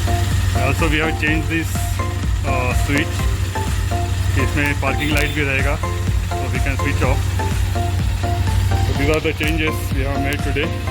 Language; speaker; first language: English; non-native, local second language; Hindi